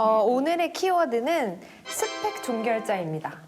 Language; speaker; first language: Korean; native; Korean